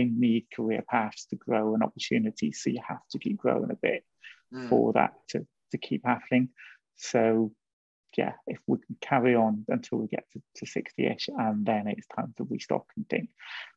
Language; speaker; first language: English; native; English